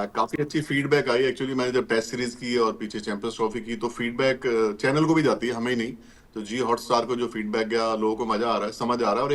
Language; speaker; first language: Hindi; native; Hindi